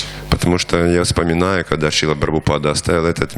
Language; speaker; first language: Russian; native; Russian